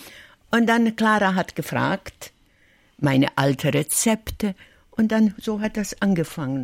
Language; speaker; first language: German; non-native, fluent; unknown